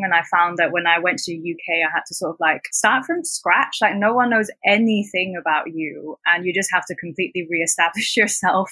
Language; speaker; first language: English; non-native, local second language; Cantonese